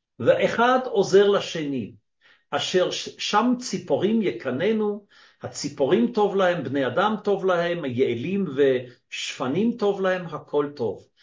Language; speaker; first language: Hebrew; native; Hebrew